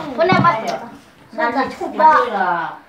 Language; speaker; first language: Finnish; early bilingual, other home language; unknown